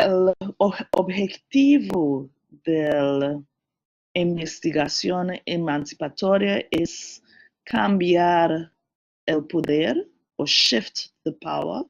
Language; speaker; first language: Spanish; non-native, learner; English